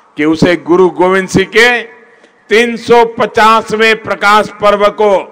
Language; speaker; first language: Hindi; non-native, local second language; Gujarati